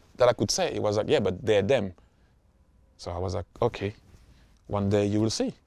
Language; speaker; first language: English; non-native, fluent; French